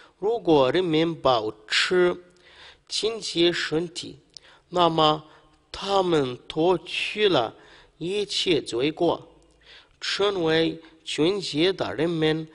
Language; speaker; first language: Chinese; non-native, fluent; Arabic